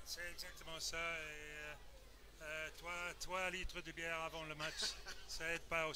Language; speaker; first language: French; non-native, fluent; English